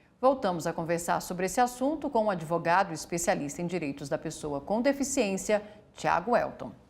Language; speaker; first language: Portuguese; native; Portuguese